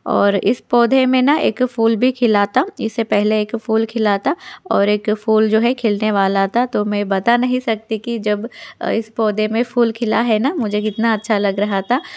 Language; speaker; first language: Hindi; non-native, local second language; Telugu